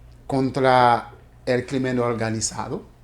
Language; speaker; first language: Spanish; non-native, fluent; Haitian Creole